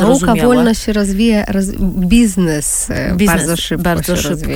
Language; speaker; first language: Polish; non-native, fluent; Russian